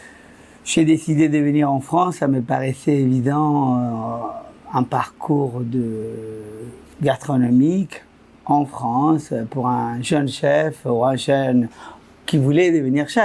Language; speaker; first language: French; non-native, fluent; Spanish